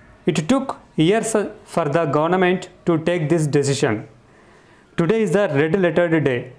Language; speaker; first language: English; non-native, local second language; Telugu